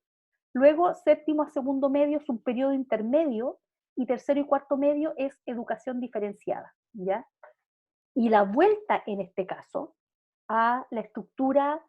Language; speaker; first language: Spanish; native; Spanish